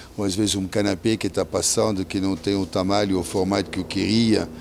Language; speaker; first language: Portuguese; non-native, fluent; French